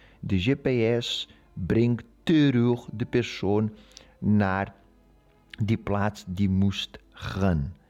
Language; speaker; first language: Dutch; non-native, learner; Portuguese